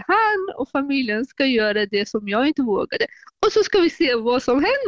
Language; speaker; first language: Swedish; non-native, fluent; Persian